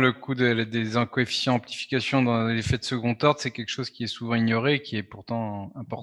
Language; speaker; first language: French; native; French